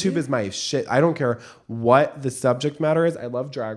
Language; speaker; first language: English; native; English